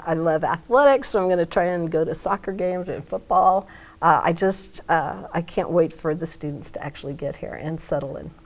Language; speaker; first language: English; native; English